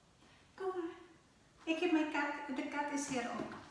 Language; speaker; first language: Dutch; non-native, learner; Filipino